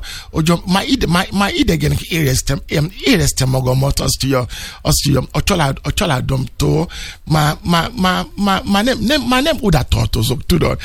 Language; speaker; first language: Hungarian; non-native, fluent; Yoruba